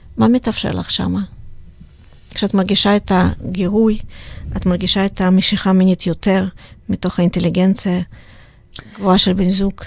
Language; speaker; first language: Hebrew; non-native, fluent; Russian